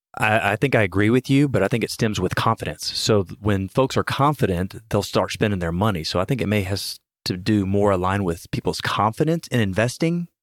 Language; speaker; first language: English; native; English